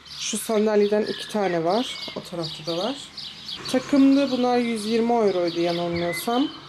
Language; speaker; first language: Turkish; early bilingual, heritage; Turkish